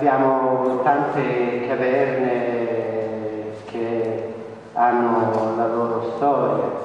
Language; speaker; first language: Italian; non-native, fluent; Central Kurdish